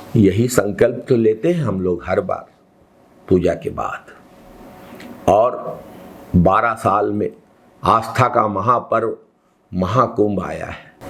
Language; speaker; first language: Hindi; native; Hindi